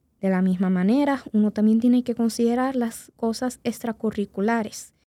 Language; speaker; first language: Spanish; native; Spanish